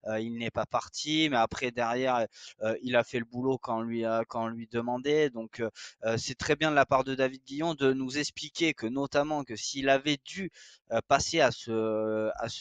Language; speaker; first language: French; native; French